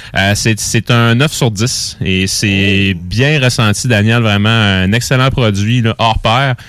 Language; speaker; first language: French; native; French